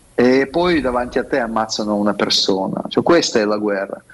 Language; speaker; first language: Italian; non-native, fluent; Russian